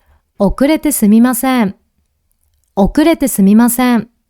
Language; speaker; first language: Japanese; non-native, fluent; Korean